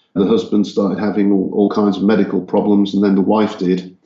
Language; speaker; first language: English; native; English